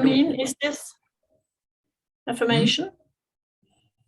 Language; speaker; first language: English; non-native, fluent; German